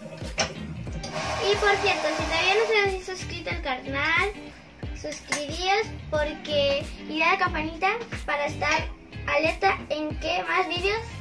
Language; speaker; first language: Spanish; early bilingual, heritage; Spanish